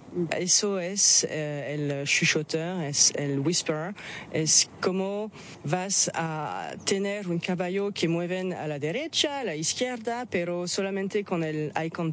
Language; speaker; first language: Spanish; non-native, fluent; French